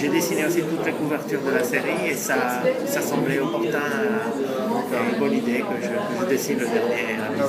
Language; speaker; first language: French; non-native, fluent; Spanish